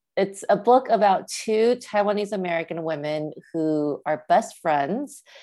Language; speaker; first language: English; early bilingual, other home language; Chinese